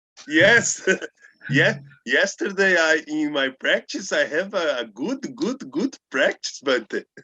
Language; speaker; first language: English; non-native, learner; Portuguese